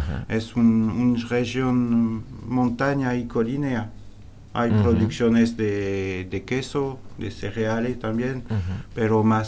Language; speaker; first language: Spanish; non-native, learner; French